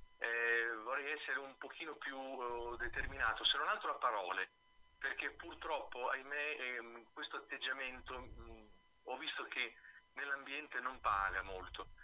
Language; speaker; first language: Italian; native; Italian